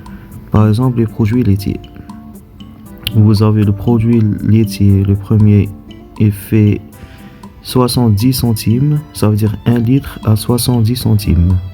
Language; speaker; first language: French; non-native, local second language; Arabic